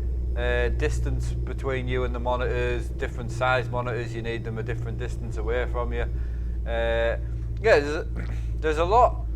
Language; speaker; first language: English; native; English